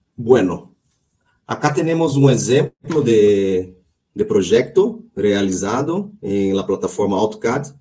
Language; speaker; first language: Spanish; non-native, learner; Portuguese